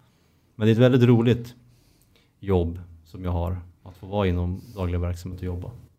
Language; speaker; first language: Swedish; native; Swedish